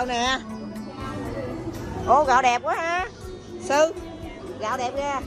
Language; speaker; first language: Vietnamese; native; Vietnamese